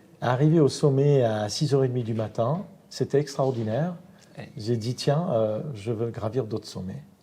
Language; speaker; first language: French; non-native, fluent; Armenian